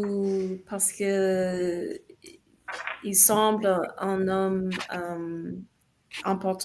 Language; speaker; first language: French; non-native, learner; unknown